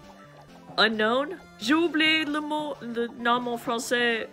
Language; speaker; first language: French; non-native, learner; English